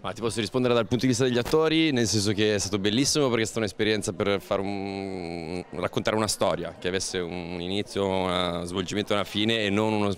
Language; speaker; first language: Italian; native; Italian